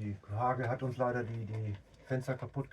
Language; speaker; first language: German; native; German